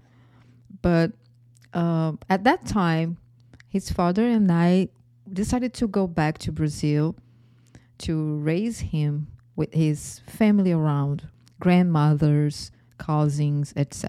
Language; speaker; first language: English; non-native, fluent; Portuguese